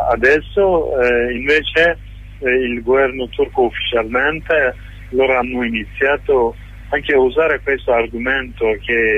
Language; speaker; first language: Italian; non-native, learner; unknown